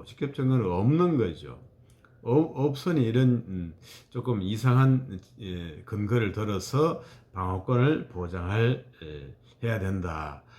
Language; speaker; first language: Korean; native; Korean